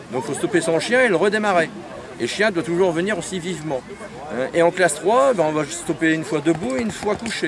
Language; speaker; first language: French; native; French